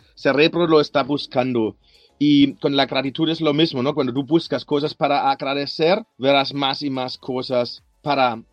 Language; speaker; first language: Spanish; non-native, fluent; German